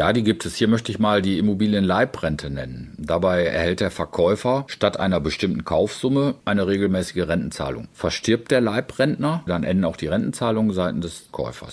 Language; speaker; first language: German; native; German